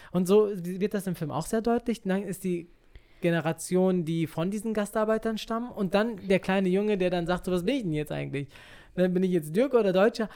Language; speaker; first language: German; early bilingual, other home language; Turkish